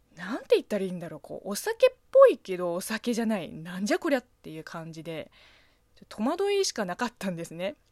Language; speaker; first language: Japanese; non-native, fluent; Chinese